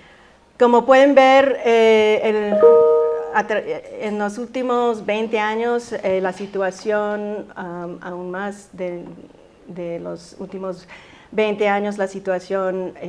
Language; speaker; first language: Spanish; early bilingual, heritage; Spanish